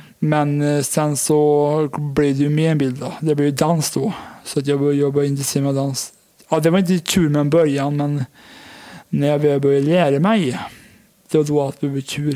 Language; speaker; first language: Swedish; native; Swedish